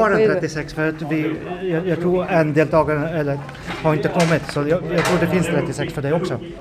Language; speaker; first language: Swedish; non-native, fluent; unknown